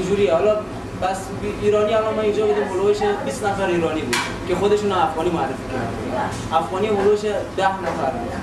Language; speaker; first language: Persian; native; Persian